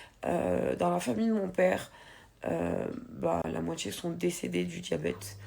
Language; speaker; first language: French; native; French